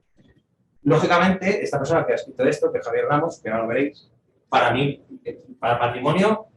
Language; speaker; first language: Spanish; native; Spanish